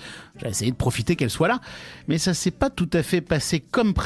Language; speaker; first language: French; native; French